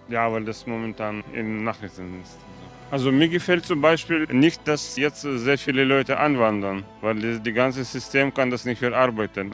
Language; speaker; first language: German; non-native, fluent; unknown